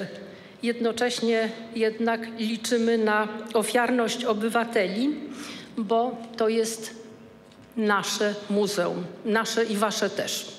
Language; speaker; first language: Polish; native; Polish